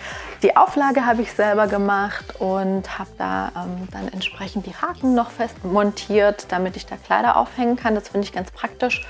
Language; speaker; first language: German; native; German